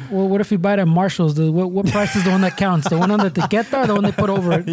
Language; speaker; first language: English; early bilingual, other home language; Spanish